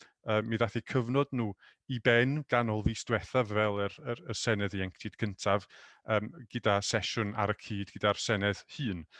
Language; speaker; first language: Welsh; native; Welsh